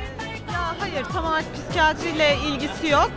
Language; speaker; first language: Turkish; native; Turkish